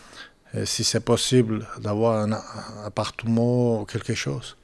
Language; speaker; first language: French; non-native, fluent; Georgian